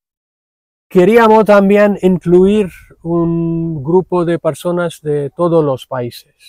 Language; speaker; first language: Spanish; non-native, fluent; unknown